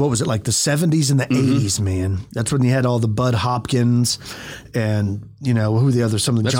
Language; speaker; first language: English; native; English